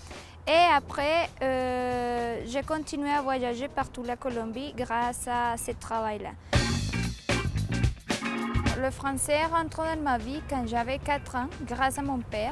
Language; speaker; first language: French; non-native, fluent; Spanish